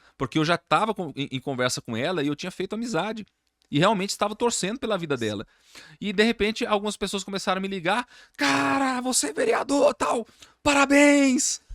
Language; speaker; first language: Portuguese; native; Portuguese